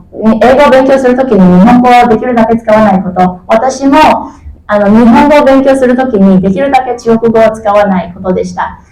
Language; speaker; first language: Japanese; non-native, fluent; Chinese